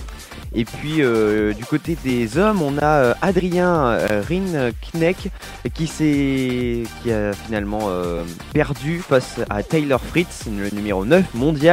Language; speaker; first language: French; native; French